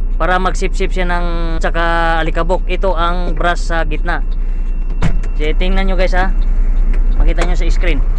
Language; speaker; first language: Filipino; non-native, local second language; Cebuano